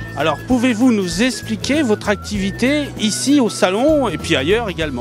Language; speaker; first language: French; native; French